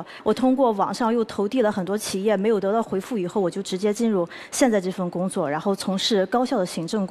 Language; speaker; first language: Chinese; native; Chinese